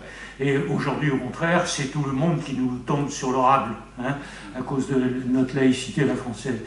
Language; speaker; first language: French; native; French